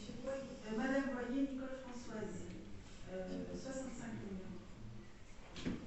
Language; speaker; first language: French; native; French